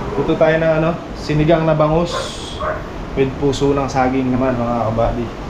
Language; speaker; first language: Filipino; non-native, local second language; Pampanga